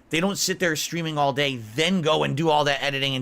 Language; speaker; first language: English; native; English